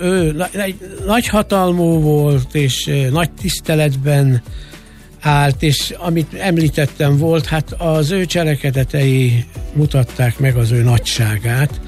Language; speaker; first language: Hungarian; native; Hungarian